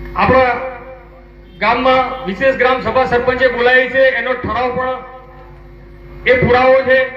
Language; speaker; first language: Gujarati; native; Gujarati